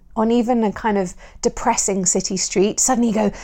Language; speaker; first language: English; native; English